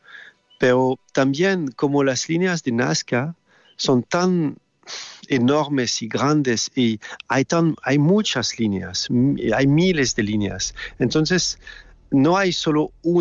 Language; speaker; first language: Spanish; non-native, fluent; French